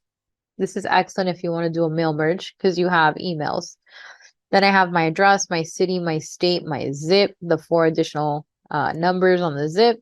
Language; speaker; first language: English; native; English